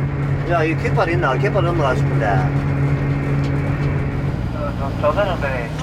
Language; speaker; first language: Korean; native; Korean